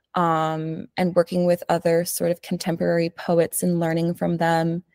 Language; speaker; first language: English; early bilingual, other home language; Spanish